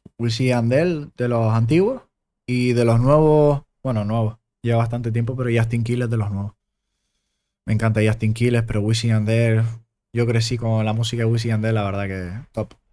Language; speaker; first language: Spanish; early bilingual, other home language; German